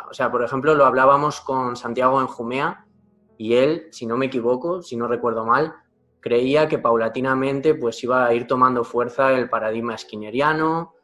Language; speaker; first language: Spanish; native; Spanish